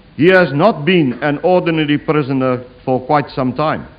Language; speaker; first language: English; non-native, local second language; Afrikaans